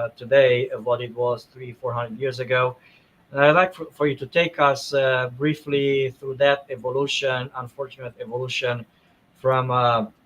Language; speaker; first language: English; non-native, fluent; Romanian